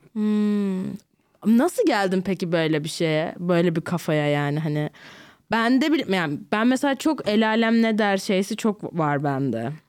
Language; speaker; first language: Turkish; early bilingual, heritage; Turkish